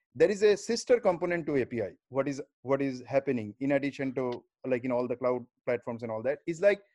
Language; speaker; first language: English; non-native, local second language; Bangla